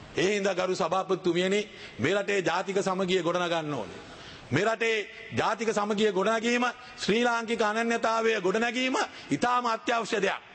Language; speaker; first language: Sinhala; non-native, local second language; Tamil